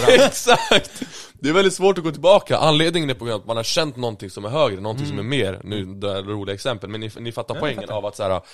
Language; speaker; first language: Swedish; native; Swedish